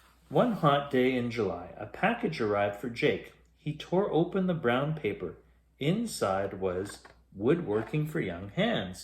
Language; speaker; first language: English; native; English